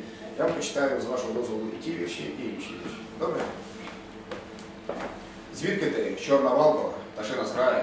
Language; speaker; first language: Ukrainian; native; Ukrainian